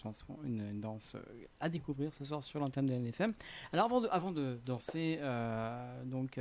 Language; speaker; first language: French; native; French